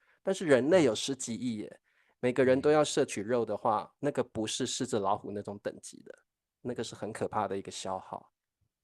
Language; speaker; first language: Chinese; native; Chinese